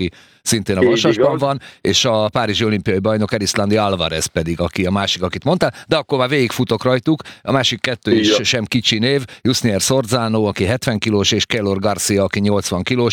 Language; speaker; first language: Hungarian; native; Hungarian